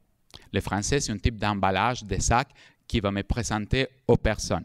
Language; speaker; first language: French; non-native, fluent; Spanish